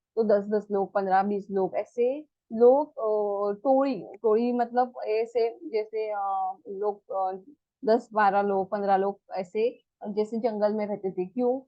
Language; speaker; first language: Hindi; non-native, local second language; Marathi